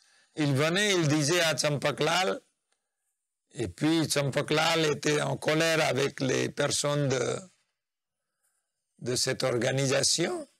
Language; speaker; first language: French; non-native, fluent; Nepali